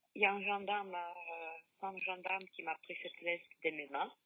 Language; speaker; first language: French; non-native, fluent; Polish